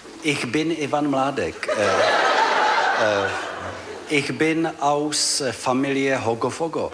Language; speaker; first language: German; non-native, learner; Czech